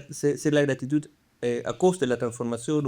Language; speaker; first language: French; non-native, fluent; Spanish